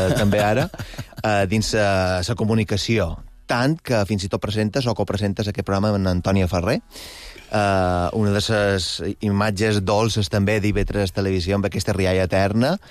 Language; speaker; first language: Catalan; native; Catalan